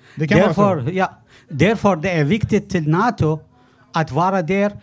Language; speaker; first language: Swedish; non-native, learner; Arabic